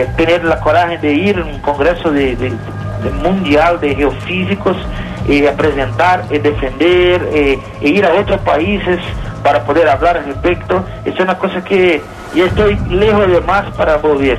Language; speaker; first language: Spanish; non-native, learner; Portuguese